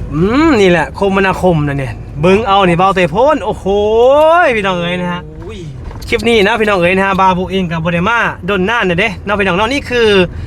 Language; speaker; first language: Thai; native; Thai